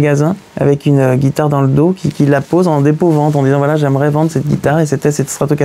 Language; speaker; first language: French; native; French